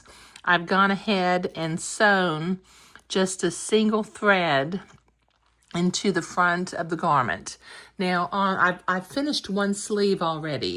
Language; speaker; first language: English; native; English